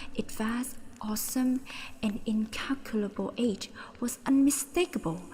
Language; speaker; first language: English; non-native, learner; Vietnamese